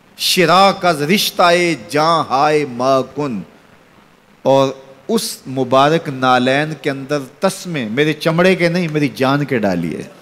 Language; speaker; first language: Urdu; non-native, local second language; Punjabi